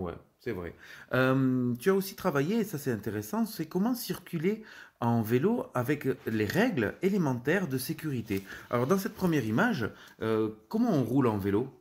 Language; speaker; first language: French; native; French